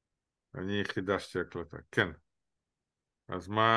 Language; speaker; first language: Hebrew; non-native, fluent; Russian